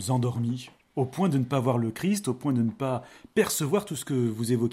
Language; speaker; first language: French; native; French